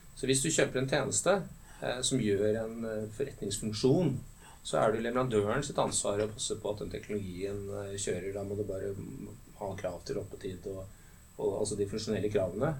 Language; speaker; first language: Norwegian; native; Norwegian